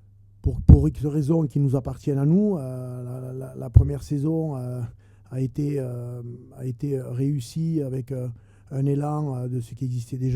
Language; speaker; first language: French; native; French